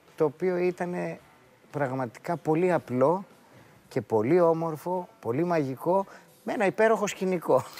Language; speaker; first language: Greek; native; Greek